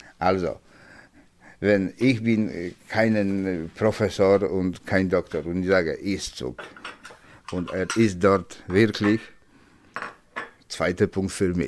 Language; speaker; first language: German; non-native, learner; Polish